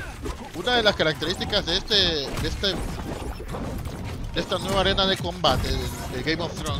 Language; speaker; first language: Spanish; native; Spanish